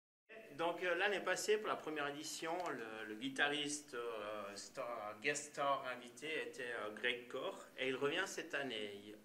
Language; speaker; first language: French; native; French